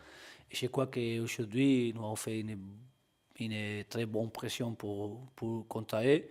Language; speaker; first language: French; non-native, learner; Spanish